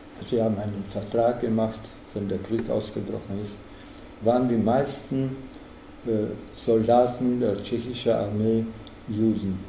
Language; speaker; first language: German; non-native, fluent; Czech